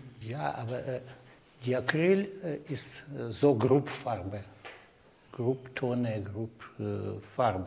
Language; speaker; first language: German; non-native, learner; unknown